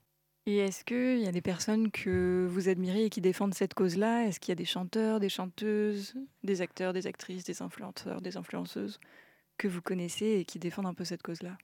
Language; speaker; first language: French; native; French